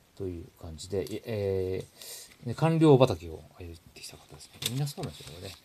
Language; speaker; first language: Japanese; native; Japanese